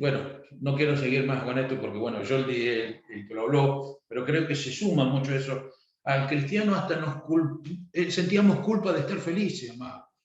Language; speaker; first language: Spanish; native; Spanish